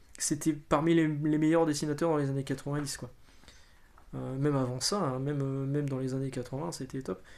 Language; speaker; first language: French; native; French